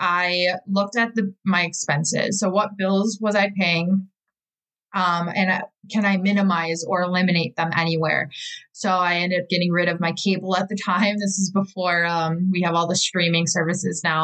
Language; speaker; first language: English; native; English